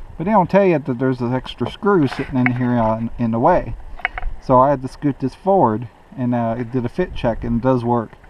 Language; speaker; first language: English; native; English